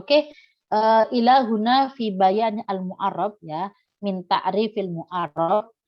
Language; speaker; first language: Arabic; non-native, fluent; Indonesian